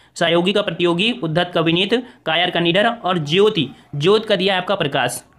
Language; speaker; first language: Hindi; native; Hindi